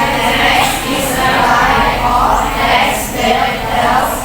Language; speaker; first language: English; non-native, fluent; Indonesian